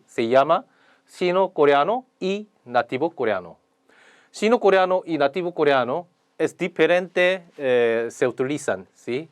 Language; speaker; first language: Spanish; non-native, learner; Korean